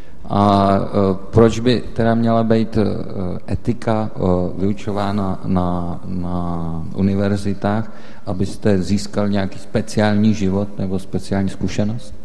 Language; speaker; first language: Czech; native; Czech